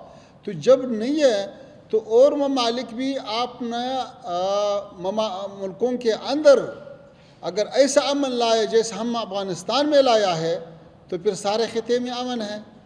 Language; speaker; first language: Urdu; non-native, fluent; Pashto